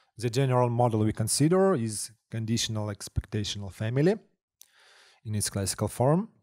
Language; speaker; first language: English; non-native, fluent; Russian